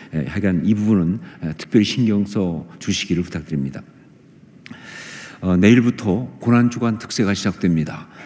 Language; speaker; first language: Korean; native; Korean